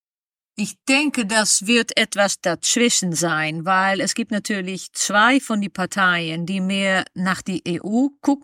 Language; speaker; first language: German; non-native, fluent; Dutch